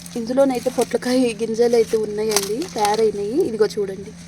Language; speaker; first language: Telugu; native; Telugu